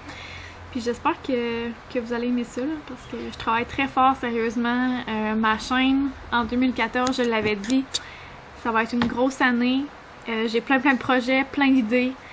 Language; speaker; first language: French; native; French